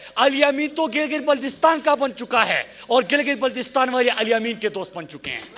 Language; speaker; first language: Urdu; non-native, local second language; Pashto